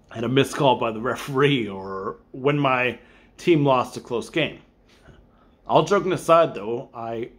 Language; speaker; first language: English; native; English